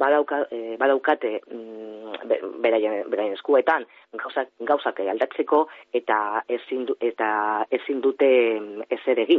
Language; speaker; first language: Basque; non-native, local second language; Spanish